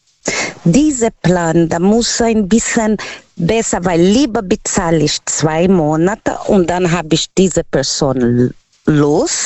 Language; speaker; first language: German; non-native, learner; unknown